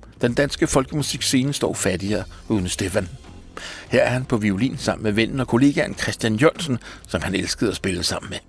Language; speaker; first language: Danish; native; Danish